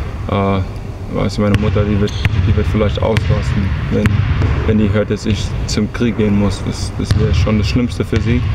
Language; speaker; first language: German; early bilingual, heritage; English